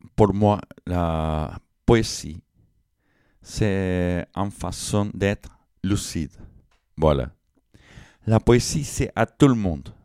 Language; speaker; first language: French; non-native, fluent; Spanish